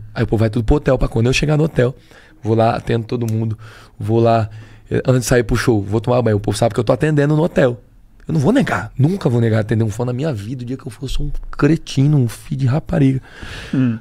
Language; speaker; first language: Portuguese; native; Portuguese